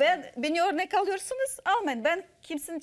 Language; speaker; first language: Turkish; non-native, fluent; Russian